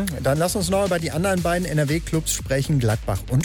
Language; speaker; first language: German; native; German